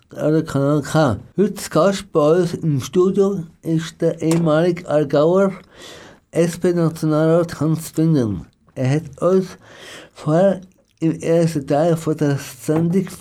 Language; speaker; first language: German; native; German